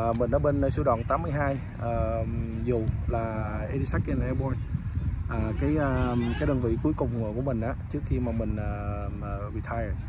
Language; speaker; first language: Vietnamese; early bilingual, heritage; Vietnamese